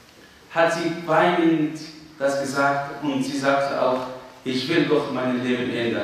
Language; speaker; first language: German; non-native, fluent; Arabic